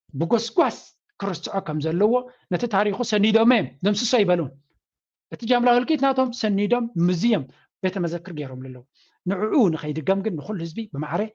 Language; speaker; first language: Tigrinya; native; Tigrinya